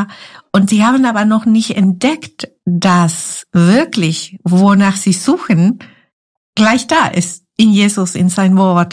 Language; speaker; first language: German; non-native, fluent; Spanish